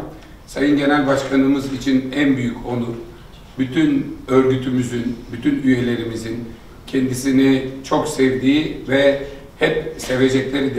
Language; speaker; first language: Turkish; native; Turkish